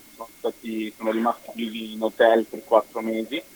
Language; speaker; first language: Italian; native; Italian